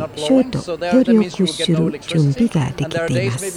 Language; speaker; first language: Japanese; non-native, fluent; Indonesian